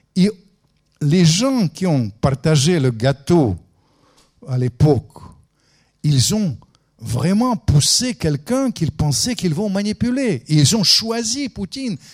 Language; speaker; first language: French; non-native, fluent; Russian